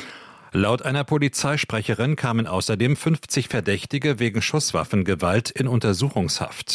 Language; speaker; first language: German; native; German